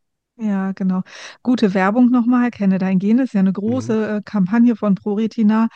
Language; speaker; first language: German; native; German